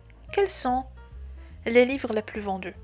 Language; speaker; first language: French; non-native, fluent; Polish